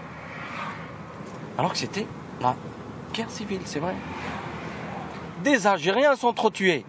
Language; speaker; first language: French; non-native, local second language; Kabyle